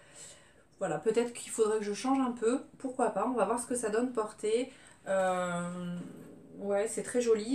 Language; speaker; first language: French; native; French